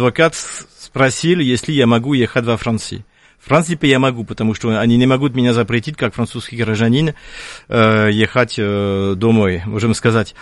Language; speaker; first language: Russian; non-native, fluent; French